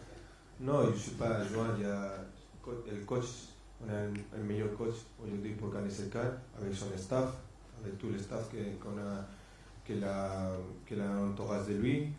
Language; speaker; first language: French; non-native, fluent; Spanish